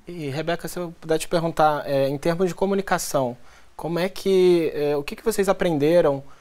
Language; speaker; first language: Portuguese; native; Portuguese